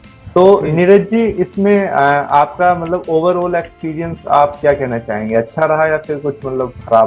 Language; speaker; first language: Hindi; native; Hindi